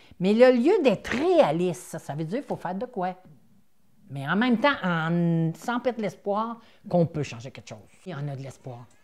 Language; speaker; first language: French; native; French